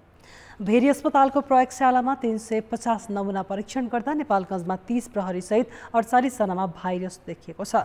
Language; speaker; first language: Nepali; native; Nepali